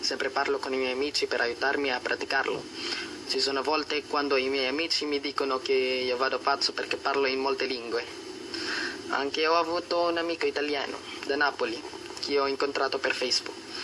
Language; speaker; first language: Italian; non-native, learner; Filipino